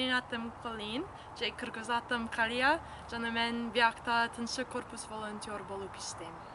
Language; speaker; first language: Kyrgyz; non-native, learner; English